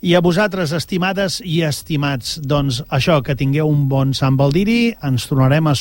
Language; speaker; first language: Catalan; native; Catalan